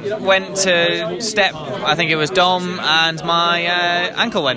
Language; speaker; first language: English; native; English